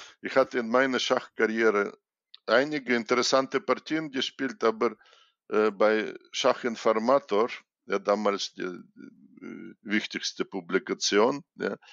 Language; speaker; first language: German; non-native, fluent; Russian